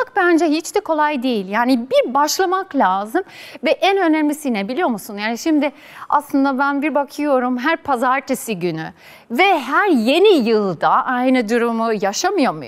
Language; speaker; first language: Turkish; non-native, fluent; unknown